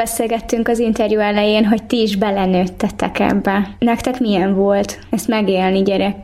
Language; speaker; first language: Hungarian; native; Hungarian